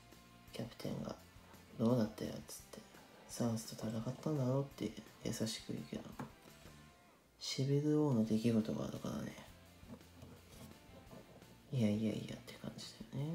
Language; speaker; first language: Japanese; native; Japanese